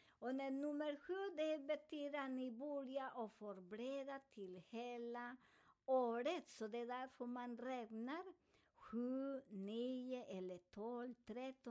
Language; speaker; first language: Swedish; non-native, fluent; Spanish